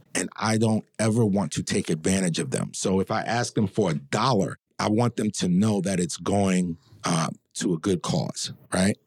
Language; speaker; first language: English; native; English